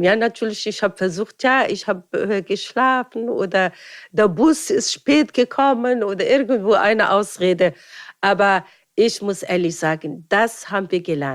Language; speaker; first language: German; non-native, fluent; Arabic